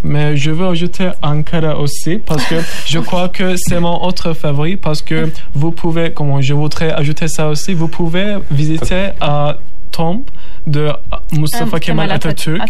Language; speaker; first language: French; non-native, learner; Turkish